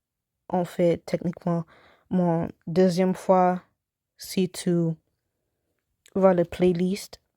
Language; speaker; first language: French; non-native, learner; English